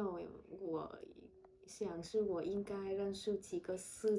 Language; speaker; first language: Chinese; non-native, learner; Vietnamese